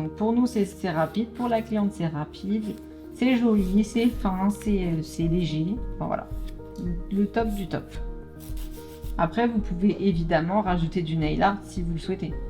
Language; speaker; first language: French; native; French